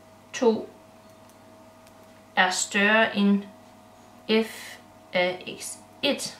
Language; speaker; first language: Danish; native; Danish